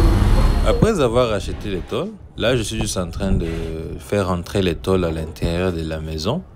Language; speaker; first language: French; non-native, local second language; Lingala